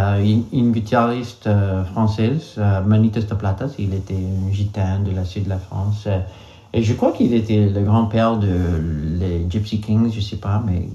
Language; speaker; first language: French; non-native, local second language; English